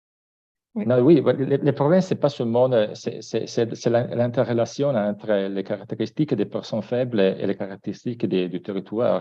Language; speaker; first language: French; non-native, fluent; Italian